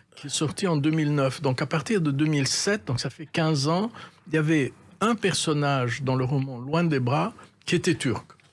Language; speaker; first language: French; native; French